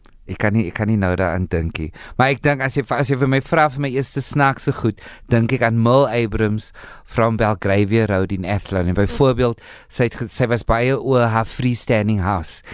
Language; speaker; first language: Afrikaans; early bilingual, heritage; Afrikaans